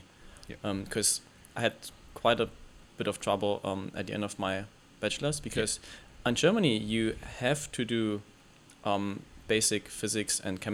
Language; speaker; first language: English; non-native, fluent; German